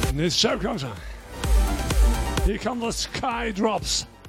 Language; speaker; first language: English; non-native, learner; German